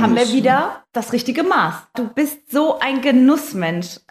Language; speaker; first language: German; native; German